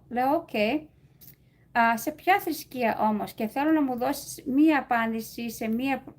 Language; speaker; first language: Greek; early bilingual, other home language; English